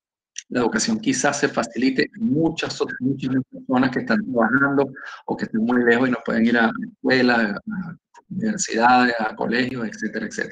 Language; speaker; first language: Spanish; native; Spanish